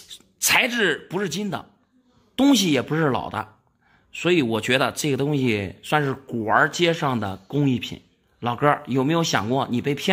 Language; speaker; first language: Chinese; native; Chinese